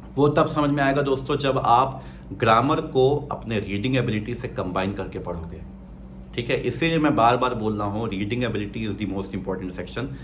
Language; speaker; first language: Hindi; native; Hindi